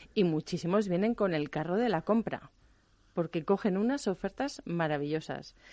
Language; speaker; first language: Spanish; non-native, fluent; German